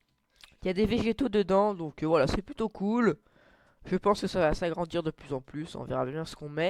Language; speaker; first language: French; native; French